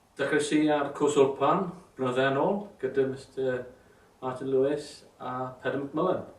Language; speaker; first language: Welsh; non-native, local second language; English